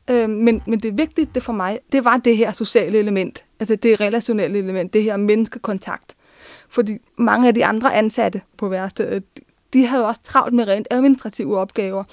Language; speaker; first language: Danish; early bilingual, other home language; Turkish